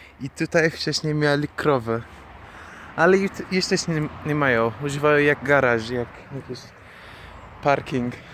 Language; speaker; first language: Polish; non-native, learner; Persian